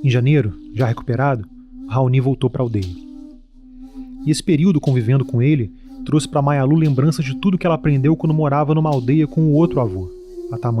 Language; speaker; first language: Portuguese; native; Portuguese